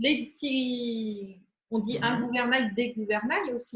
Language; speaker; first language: French; native; French